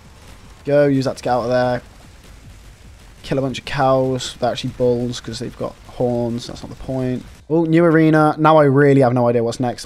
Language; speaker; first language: English; native; English